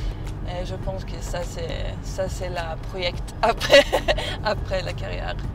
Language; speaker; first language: French; non-native, learner; Serbian